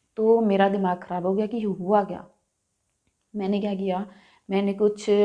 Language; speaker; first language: Hindi; non-native, local second language; Punjabi